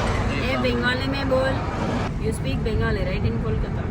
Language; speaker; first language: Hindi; non-native, local second language; Telugu